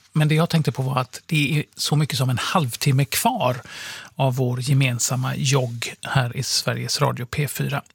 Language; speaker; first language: Swedish; native; Swedish